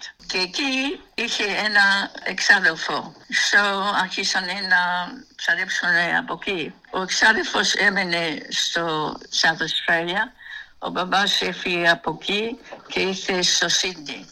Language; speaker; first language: Greek; early bilingual, heritage; Greek